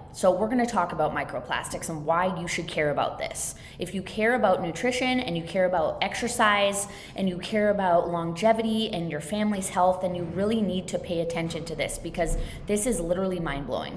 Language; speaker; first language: English; native; English